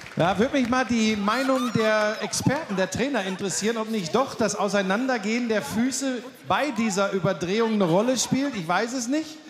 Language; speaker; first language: German; native; German